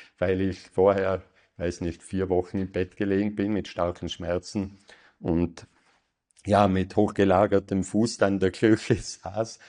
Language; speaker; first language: German; native; German